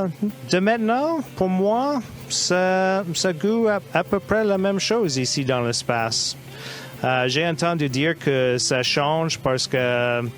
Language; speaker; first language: French; non-native, learner; English